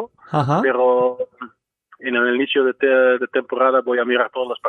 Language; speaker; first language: Spanish; non-native, fluent; Dutch